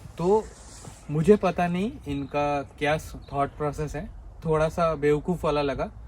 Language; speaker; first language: Hindi; non-native, local second language; Bangla